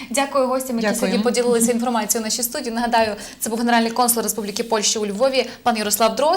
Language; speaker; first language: Ukrainian; native; Ukrainian